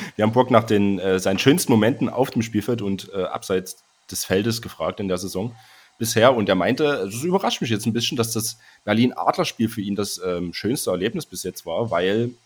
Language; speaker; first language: German; native; German